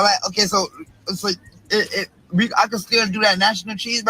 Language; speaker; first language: English; native; English